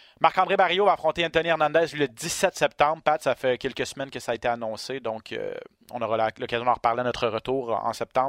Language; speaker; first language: French; native; French